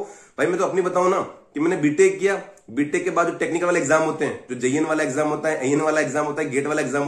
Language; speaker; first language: Hindi; native; Hindi